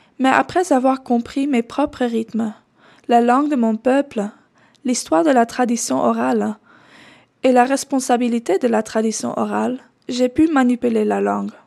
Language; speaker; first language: French; non-native, fluent; Dutch